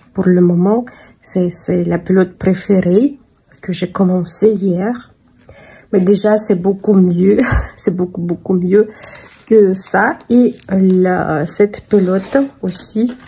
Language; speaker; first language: French; non-native, fluent; Russian